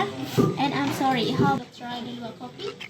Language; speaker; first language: English; non-native, local second language; Indonesian